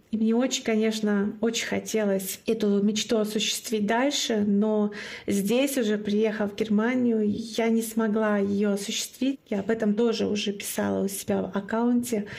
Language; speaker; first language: Russian; non-native, local second language; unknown